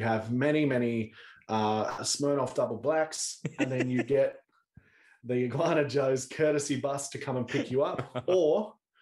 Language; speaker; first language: English; native; English